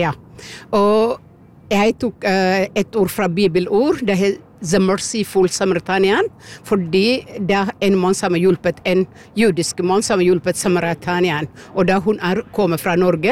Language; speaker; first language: Norwegian; non-native, fluent; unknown